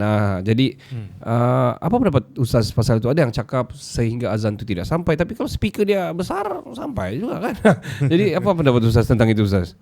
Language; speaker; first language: Malay; native; Malay